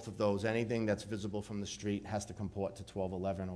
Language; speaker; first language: English; native; English